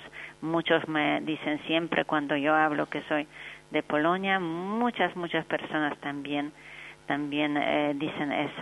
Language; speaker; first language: Spanish; non-native, fluent; Polish